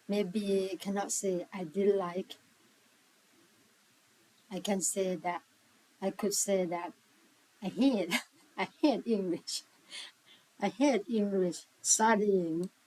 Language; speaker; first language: English; non-native, learner; Thai